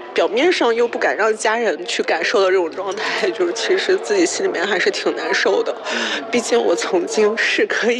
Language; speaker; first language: Chinese; native; Chinese